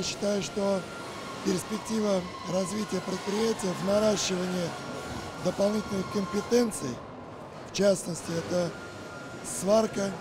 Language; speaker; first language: Russian; native; Russian